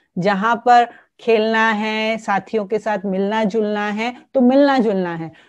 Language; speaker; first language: Hindi; non-native, local second language; Gujarati